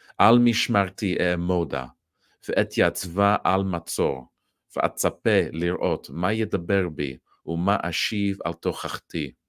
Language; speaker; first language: Hebrew; non-native, fluent; English